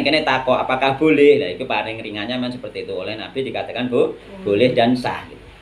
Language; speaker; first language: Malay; non-native, local second language; Javanese